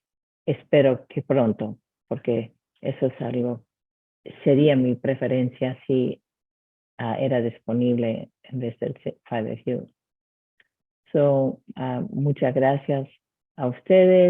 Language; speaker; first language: Spanish; early bilingual, heritage; Spanish